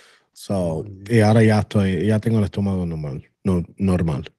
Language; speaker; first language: Spanish; early bilingual, other home language; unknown